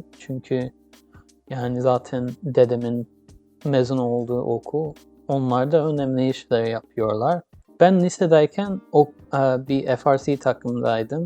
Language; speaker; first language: Turkish; early bilingual, heritage; English